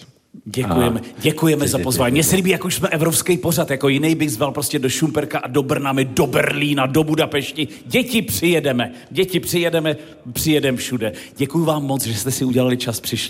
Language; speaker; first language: Czech; native; Czech